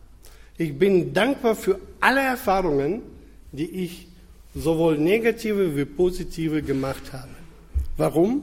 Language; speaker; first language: German; non-native, fluent; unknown